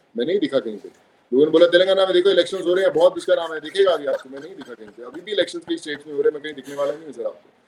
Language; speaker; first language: Hindi; non-native, local second language; Punjabi